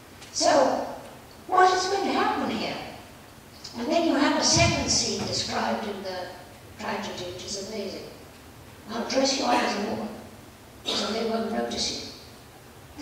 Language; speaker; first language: English; non-native, fluent; Greek